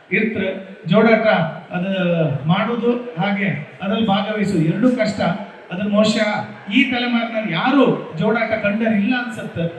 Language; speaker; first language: Kannada; native; Kannada